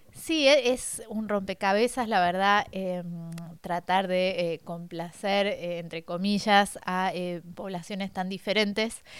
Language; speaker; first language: Spanish; native; Spanish